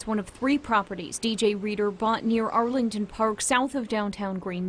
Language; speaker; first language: English; native; English